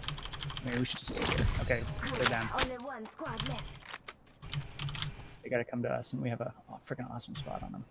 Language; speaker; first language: English; native; English